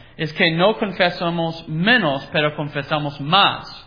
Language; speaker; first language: Spanish; non-native, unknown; English